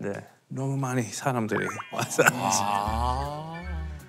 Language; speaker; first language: Korean; early bilingual, heritage; Korean